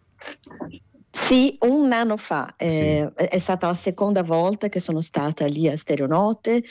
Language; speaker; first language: Italian; non-native, fluent; Portuguese